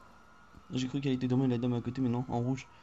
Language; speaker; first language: French; native; French